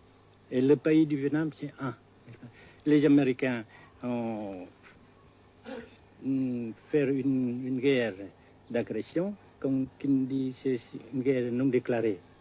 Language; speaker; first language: French; non-native, local second language; Vietnamese